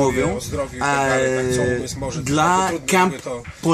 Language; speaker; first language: Polish; non-native, learner; English